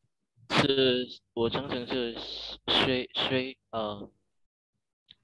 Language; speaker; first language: Chinese; non-native, learner; English